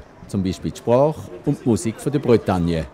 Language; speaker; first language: German; native; German